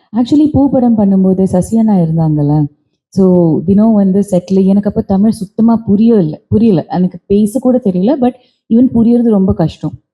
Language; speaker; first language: Tamil; non-native, learner; Malayalam